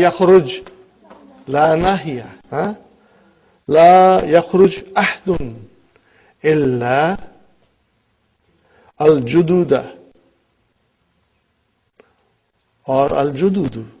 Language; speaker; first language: Arabic; non-native, fluent; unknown